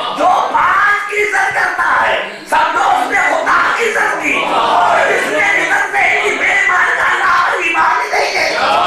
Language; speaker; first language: Urdu; native; Urdu